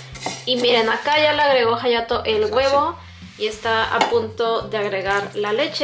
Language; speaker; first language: Spanish; native; Spanish